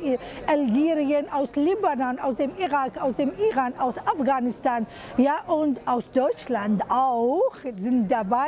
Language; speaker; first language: German; non-native, learner; Arabic